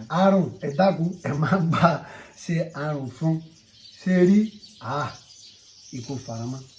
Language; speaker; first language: Yoruba; non-native, learner; Spanish